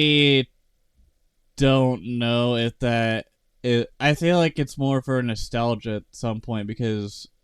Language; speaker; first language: English; native; English